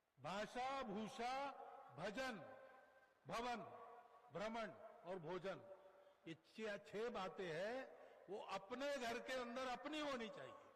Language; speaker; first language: Hindi; non-native, local second language; Marathi